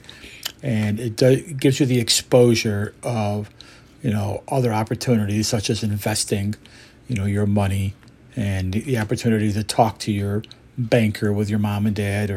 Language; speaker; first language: English; native; English